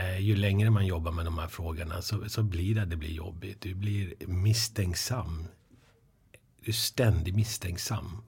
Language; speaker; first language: Swedish; early bilingual, other home language; Persian